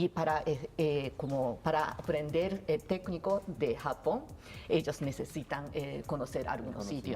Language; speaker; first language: Spanish; non-native, learner; Japanese